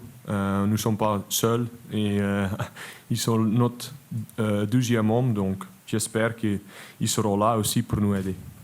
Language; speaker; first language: French; non-native, local second language; Dutch